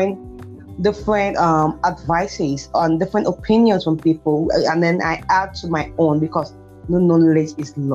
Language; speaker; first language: English; non-native, local second language; Bini